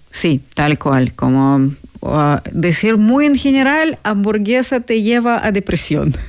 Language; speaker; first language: Spanish; non-native, fluent; Russian